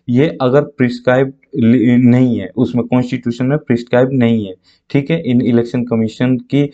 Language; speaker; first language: Hindi; native; Hindi